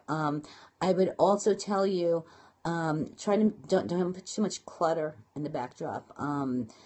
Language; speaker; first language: English; native; English